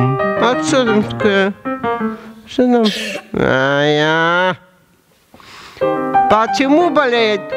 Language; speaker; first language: Polish; non-native, learner; Russian